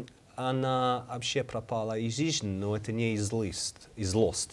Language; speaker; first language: Russian; non-native, learner; English